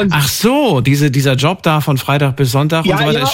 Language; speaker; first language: German; native; German